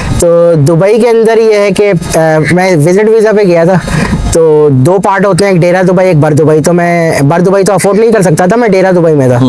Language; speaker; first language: Urdu; native; Urdu